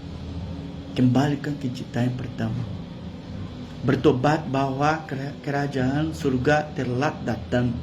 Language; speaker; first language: Indonesian; non-native, learner; Portuguese